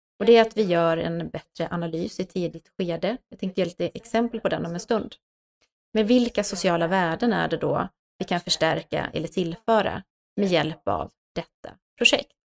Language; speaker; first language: Swedish; native; Swedish